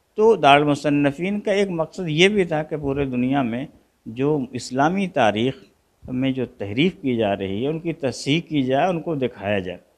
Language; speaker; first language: Urdu; native; Urdu